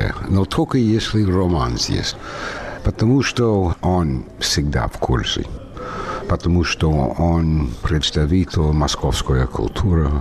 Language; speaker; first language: Russian; non-native, fluent; English